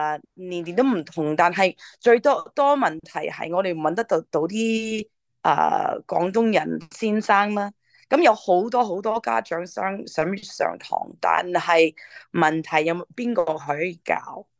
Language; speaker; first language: Cantonese; early bilingual, heritage; English